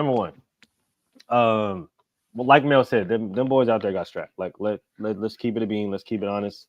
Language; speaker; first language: English; native; English